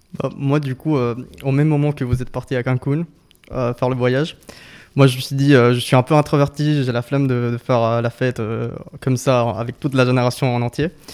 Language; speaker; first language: French; non-native, fluent; Spanish